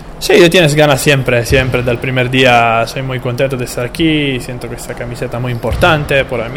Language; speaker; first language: Spanish; non-native, learner; Italian